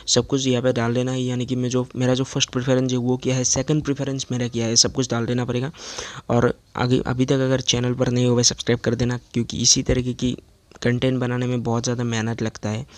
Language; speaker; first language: Hindi; non-native, local second language; Assamese